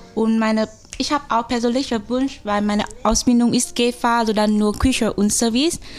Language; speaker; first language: German; non-native, learner; Vietnamese